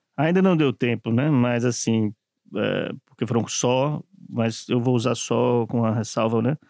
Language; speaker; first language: Portuguese; native; Portuguese